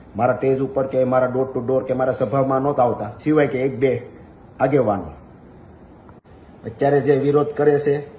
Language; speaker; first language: Gujarati; native; Gujarati